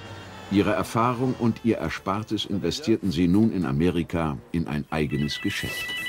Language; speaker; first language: German; native; German